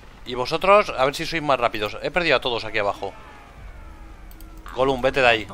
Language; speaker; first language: Spanish; native; Spanish